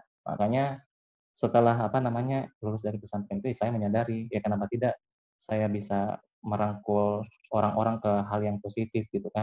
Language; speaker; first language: Indonesian; native; Indonesian